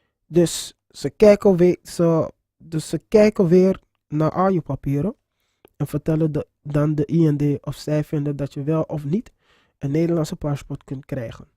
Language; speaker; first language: Dutch; non-native, fluent; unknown